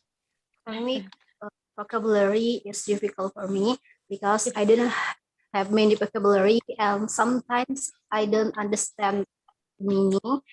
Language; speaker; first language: English; non-native, learner; Indonesian